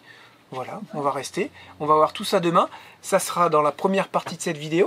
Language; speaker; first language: French; native; French